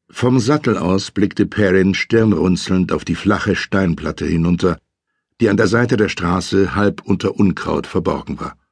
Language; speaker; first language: German; native; German